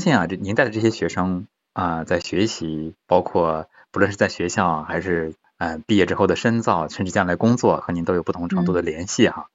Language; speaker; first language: Chinese; native; Chinese